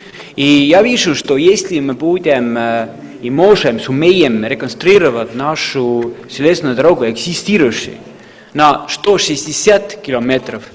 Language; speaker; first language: Russian; non-native, fluent; Estonian